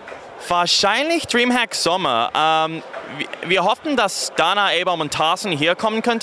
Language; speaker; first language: German; non-native, fluent; English